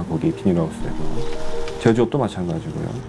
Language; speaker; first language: Korean; native; Korean